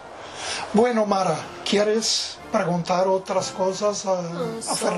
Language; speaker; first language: Spanish; non-native, fluent; Portuguese